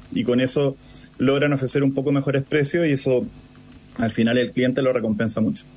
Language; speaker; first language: Spanish; native; Spanish